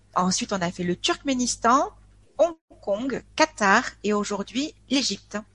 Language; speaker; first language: French; native; French